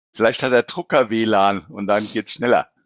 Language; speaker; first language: German; native; German